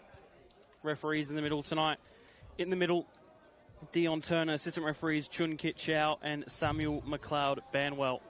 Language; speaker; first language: English; native; English